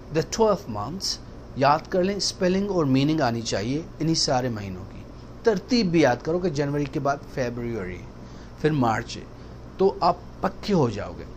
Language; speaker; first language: Urdu; native; Urdu